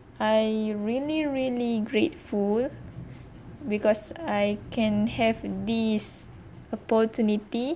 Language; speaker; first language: English; non-native, learner; Malay